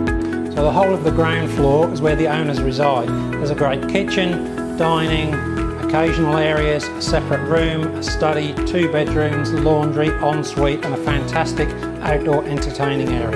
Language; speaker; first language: English; native; English